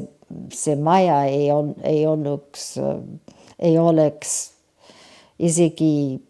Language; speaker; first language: Estonian; early bilingual, heritage; Estonian